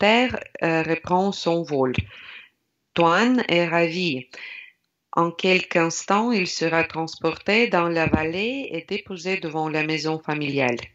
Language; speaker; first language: French; non-native, learner; Russian